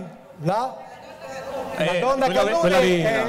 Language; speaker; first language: Italian; native; Italian